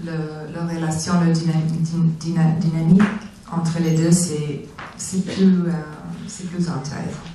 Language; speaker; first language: French; non-native, learner; English